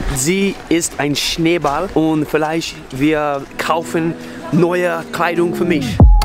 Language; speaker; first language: German; non-native, learner; English